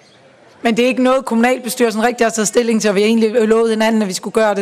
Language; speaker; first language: Danish; native; Danish